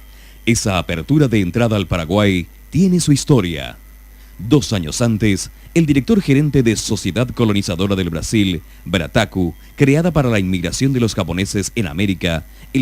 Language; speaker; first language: Spanish; native; Spanish